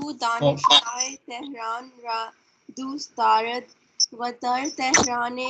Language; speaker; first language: Persian; non-native, learner; Urdu